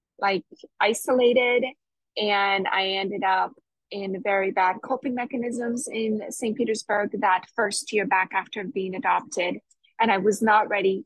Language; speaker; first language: English; native; English